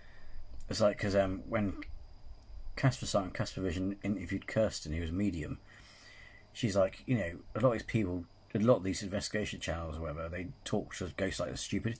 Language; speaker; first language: English; native; English